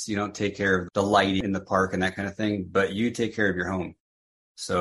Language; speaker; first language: English; native; English